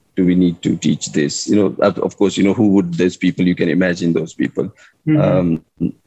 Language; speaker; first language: English; non-native, local second language; Hindi